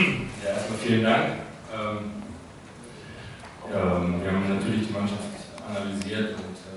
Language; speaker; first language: German; native; German